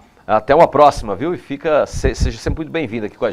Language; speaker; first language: Portuguese; native; Portuguese